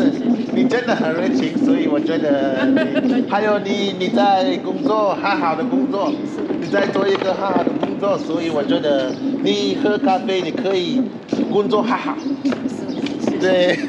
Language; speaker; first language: Chinese; non-native, learner; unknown